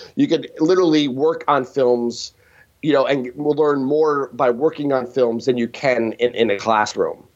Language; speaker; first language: English; native; English